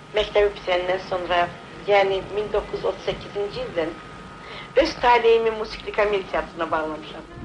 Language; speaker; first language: Azerbaijani; native; Azerbaijani